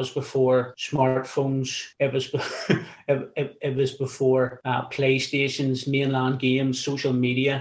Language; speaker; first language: English; native; English